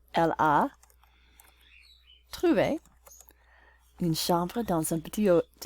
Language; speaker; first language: French; non-native, fluent; English